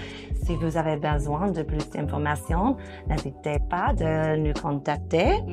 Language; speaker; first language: French; non-native, fluent; English